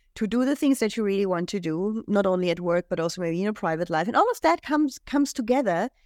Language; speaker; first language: English; non-native, fluent; German